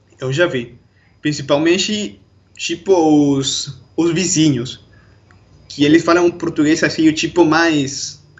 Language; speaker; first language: Portuguese; non-native, fluent; Spanish